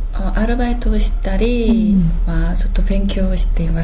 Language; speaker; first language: Japanese; non-native, learner; Korean